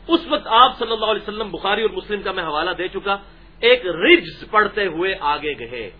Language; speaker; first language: Urdu; native; Urdu